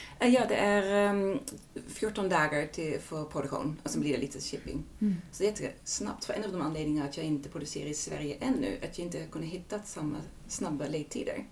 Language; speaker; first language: Swedish; non-native, fluent; Dutch